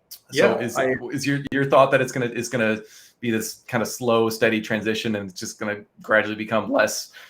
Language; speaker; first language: English; native; English